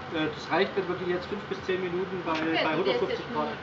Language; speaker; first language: German; native; German